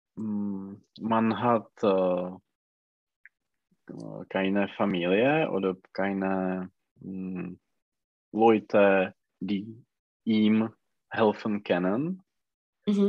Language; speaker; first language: German; non-native, learner; Czech